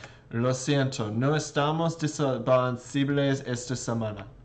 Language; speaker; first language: Spanish; non-native, learner; English